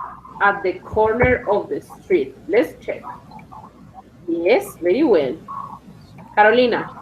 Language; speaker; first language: English; non-native, fluent; Spanish